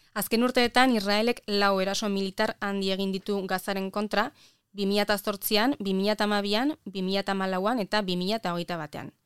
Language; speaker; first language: Basque; native; Basque